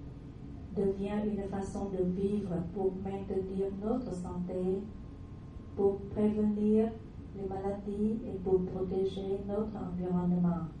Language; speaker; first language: French; non-native, learner; Vietnamese